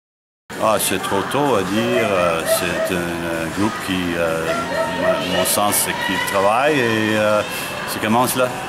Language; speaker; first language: French; non-native, fluent; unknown